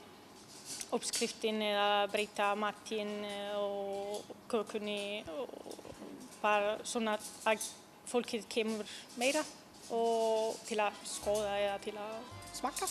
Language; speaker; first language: Icelandic; non-native, learner; Italian